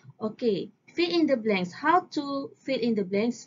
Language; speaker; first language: English; non-native, local second language; Malay